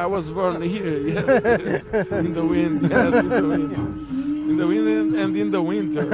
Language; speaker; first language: English; non-native, fluent; Portuguese